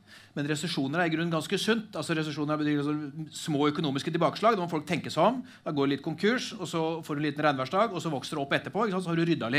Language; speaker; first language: Norwegian; native; Norwegian